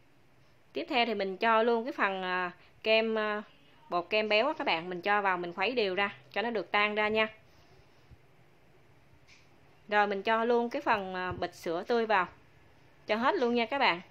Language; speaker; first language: Vietnamese; native; Vietnamese